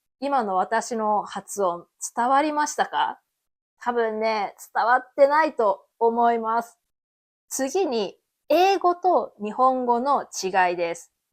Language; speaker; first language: Japanese; native; Japanese